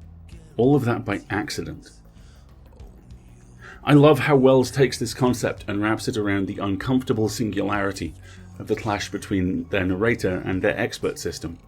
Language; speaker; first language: English; native; English